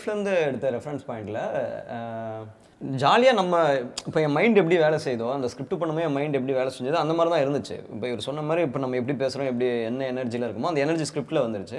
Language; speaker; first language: Tamil; native; Tamil